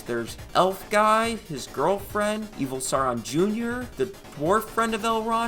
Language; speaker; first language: English; native; English